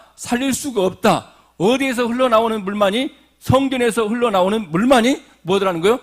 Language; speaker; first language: Korean; native; Korean